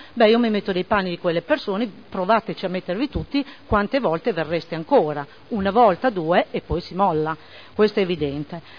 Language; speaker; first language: Italian; native; Italian